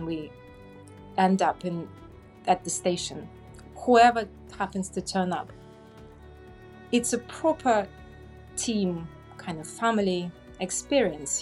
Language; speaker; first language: English; non-native, fluent; Russian